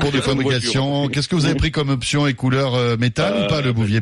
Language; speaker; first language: French; native; French